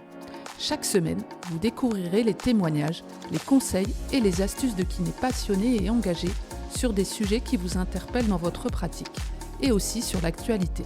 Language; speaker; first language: French; native; French